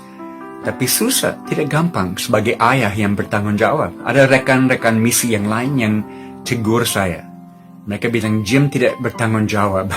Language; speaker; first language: Indonesian; non-native, fluent; English